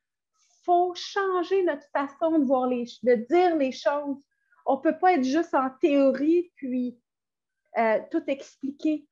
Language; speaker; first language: French; native; French